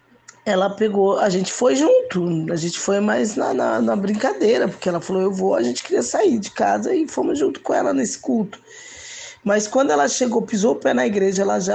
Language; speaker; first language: Portuguese; native; Portuguese